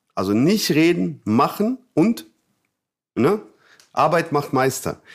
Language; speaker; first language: German; non-native, fluent; Russian